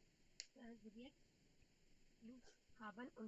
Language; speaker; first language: German; non-native, learner; Urdu